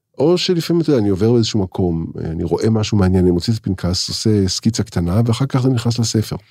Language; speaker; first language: Hebrew; native; Hebrew